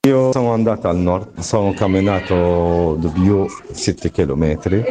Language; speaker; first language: Italian; non-native, learner; Arabic